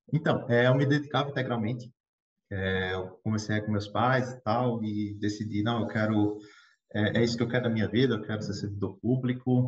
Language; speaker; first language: Portuguese; native; Portuguese